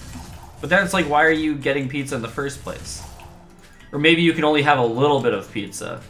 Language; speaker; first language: English; native; English